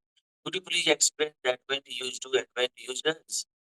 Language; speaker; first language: English; non-native, fluent; Hindi